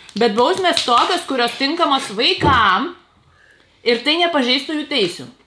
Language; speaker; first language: Lithuanian; native; Lithuanian